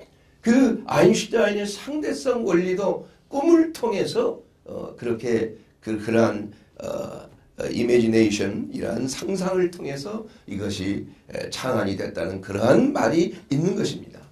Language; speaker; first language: Korean; native; Korean